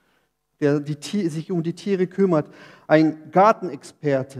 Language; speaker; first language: German; non-native, fluent; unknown